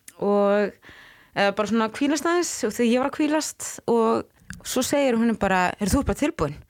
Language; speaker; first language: Icelandic; non-native, fluent; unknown